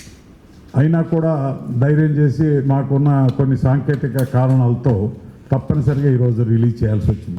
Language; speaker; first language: Telugu; native; Telugu